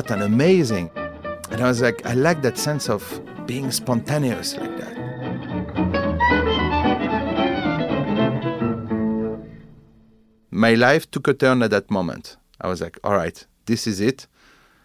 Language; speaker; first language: English; non-native, fluent; French